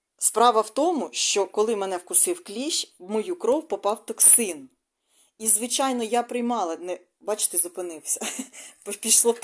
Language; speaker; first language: Ukrainian; non-native, local second language; Russian